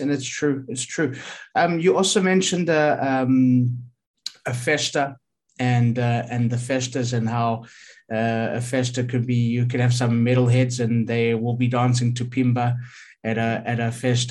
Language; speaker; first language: English; native; English